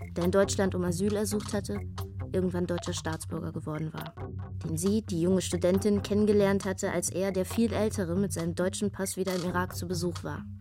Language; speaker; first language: German; native; German